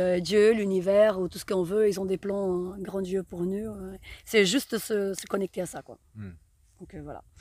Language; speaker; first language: French; non-native, fluent; Portuguese